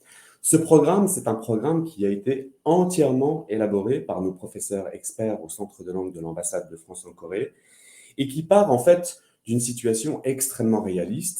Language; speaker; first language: French; native; French